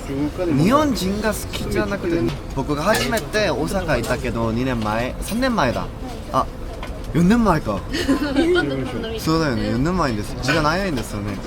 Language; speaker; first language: Japanese; non-native, learner; Korean